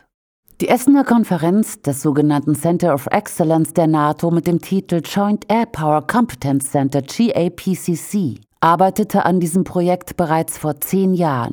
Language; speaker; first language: German; native; German